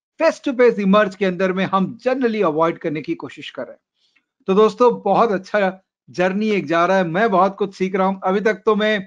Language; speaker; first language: Hindi; native; Hindi